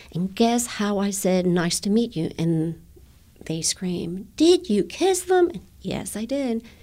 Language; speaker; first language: English; non-native, fluent; Spanish